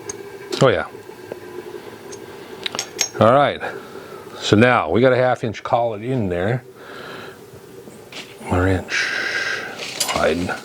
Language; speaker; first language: English; native; English